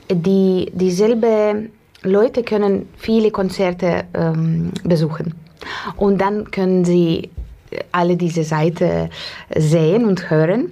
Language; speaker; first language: German; non-native, learner; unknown